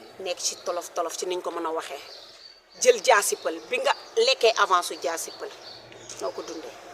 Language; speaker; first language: Wolof; native; Wolof